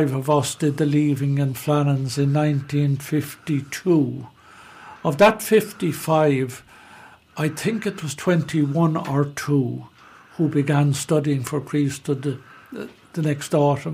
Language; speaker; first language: English; native; English